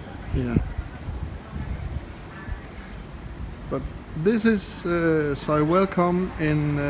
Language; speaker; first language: English; non-native, fluent; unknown